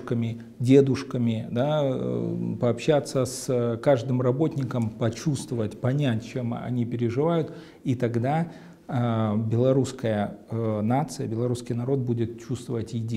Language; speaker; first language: Russian; native; Russian